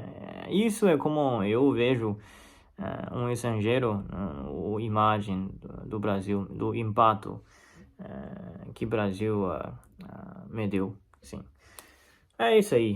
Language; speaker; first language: Portuguese; non-native, fluent; Chinese